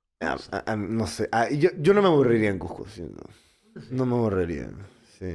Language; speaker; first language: Spanish; native; Spanish